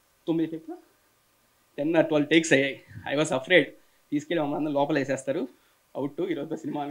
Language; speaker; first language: Telugu; native; Telugu